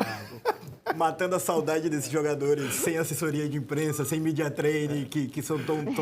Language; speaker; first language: Portuguese; native; Portuguese